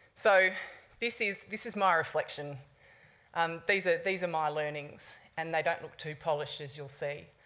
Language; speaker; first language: English; native; English